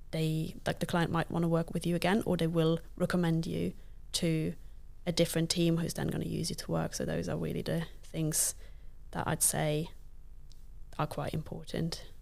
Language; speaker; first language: English; non-native, fluent; Luxembourgish